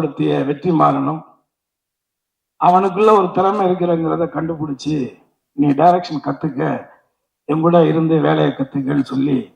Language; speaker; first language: Tamil; native; Tamil